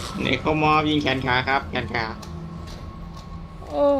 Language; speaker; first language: Thai; native; Thai